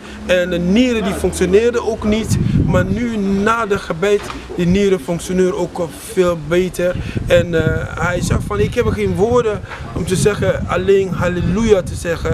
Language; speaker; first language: Dutch; non-native, fluent; French